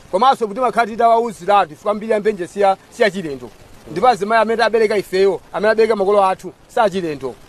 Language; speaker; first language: Nyanja; native; Nyanja